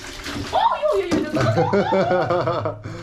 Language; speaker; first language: English; non-native, learner; Thai